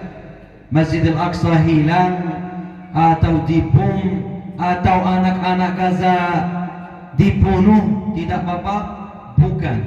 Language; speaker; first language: Indonesian; non-native, fluent; Arabic